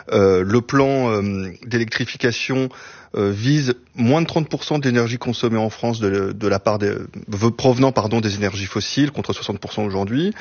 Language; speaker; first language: French; native; French